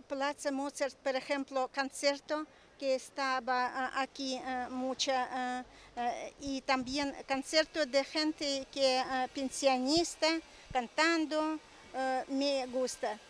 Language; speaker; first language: Spanish; non-native, learner; Russian